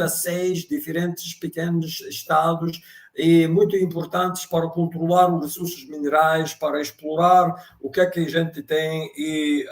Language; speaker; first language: Portuguese; non-native, fluent; Russian